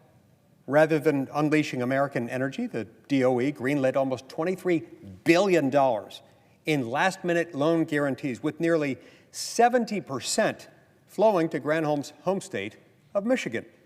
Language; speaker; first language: English; native; English